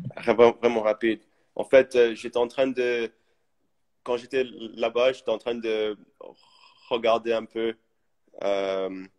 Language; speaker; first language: French; early bilingual, heritage; English